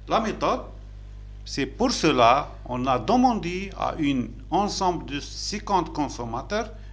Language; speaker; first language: French; non-native, local second language; Arabic